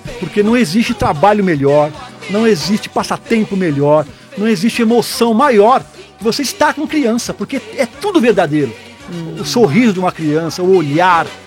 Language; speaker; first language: Portuguese; native; Portuguese